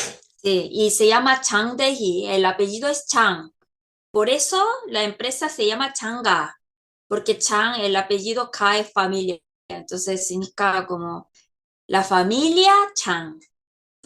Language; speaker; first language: Spanish; non-native, fluent; Korean